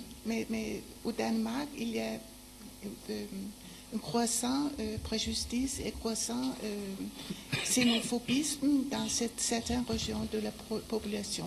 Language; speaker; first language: French; non-native, fluent; Danish